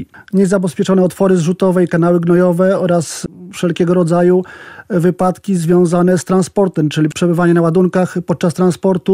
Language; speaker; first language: Polish; native; Polish